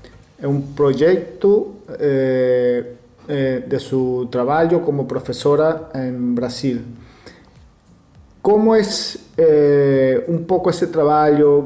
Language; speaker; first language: Portuguese; non-native, learner; Spanish